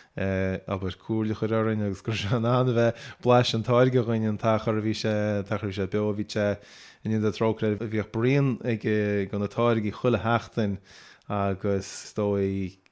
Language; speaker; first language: Irish; native; Irish